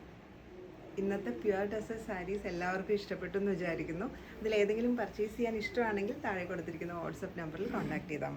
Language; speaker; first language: Malayalam; native; Malayalam